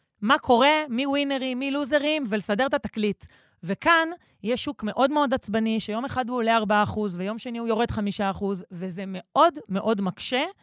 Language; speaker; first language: Hebrew; native; Hebrew